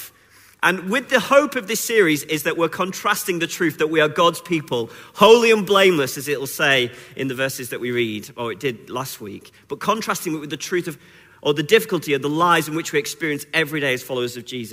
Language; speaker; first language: English; native; English